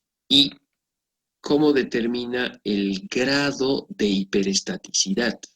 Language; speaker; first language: Spanish; native; Spanish